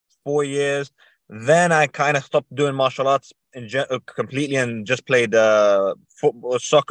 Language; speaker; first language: English; native; English